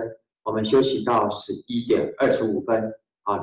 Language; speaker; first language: Chinese; native; Chinese